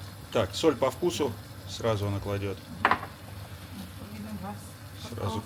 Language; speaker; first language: Russian; native; Russian